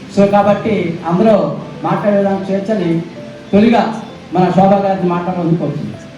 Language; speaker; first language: Telugu; native; Telugu